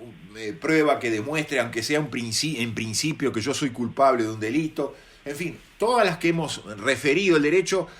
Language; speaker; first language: Spanish; native; Spanish